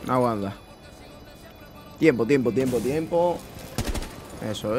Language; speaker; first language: Spanish; native; Spanish